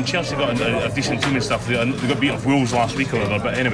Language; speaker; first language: English; native; English